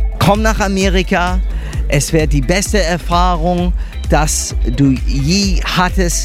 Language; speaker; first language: German; non-native, learner; English